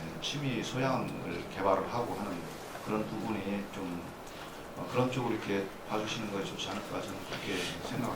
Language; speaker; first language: Korean; native; Korean